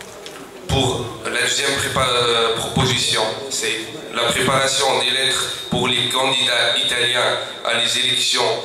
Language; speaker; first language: French; non-native, local second language; Arabic